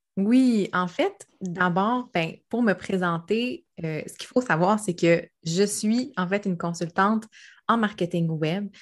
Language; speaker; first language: French; native; French